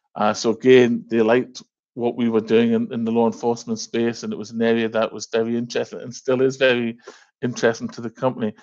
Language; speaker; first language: English; native; English